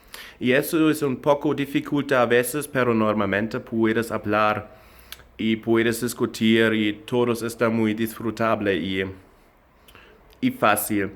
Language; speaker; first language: Spanish; non-native, learner; German